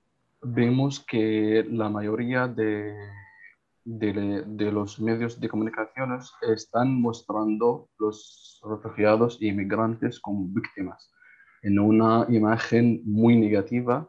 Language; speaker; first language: Spanish; non-native, learner; Arabic